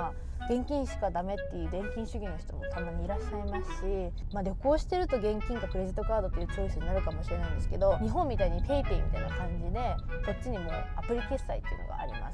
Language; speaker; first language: Japanese; native; Japanese